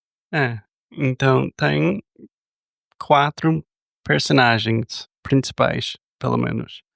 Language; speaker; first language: Portuguese; non-native, fluent; English